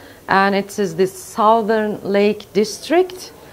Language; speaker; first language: English; non-native, fluent; Turkish